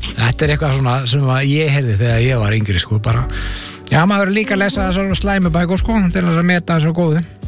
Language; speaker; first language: Icelandic; native; Icelandic